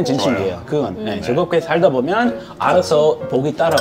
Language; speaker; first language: Korean; non-native, fluent; English